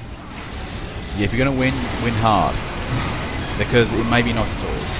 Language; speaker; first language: English; native; English